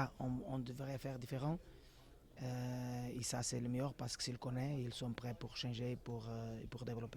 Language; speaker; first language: French; non-native, learner; Portuguese